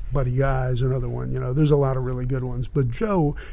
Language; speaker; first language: English; native; English